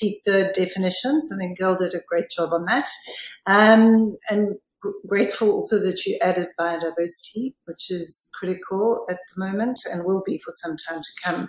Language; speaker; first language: English; native; English